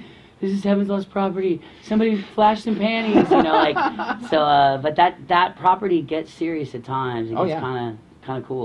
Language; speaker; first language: English; native; English